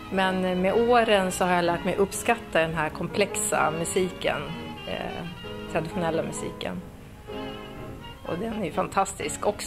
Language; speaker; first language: Swedish; native; Swedish